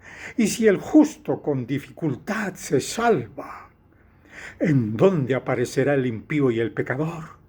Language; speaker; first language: Spanish; native; Spanish